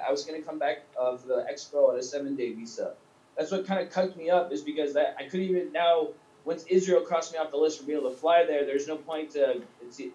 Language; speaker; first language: English; native; English